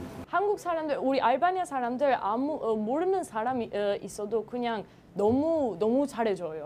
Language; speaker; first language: Korean; non-native, learner; Albanian